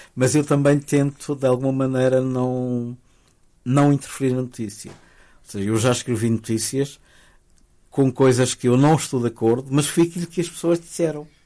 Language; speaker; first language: Portuguese; early bilingual, other home language; Spanish